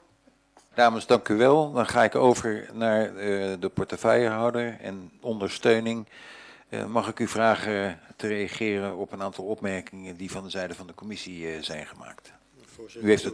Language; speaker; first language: Dutch; native; Dutch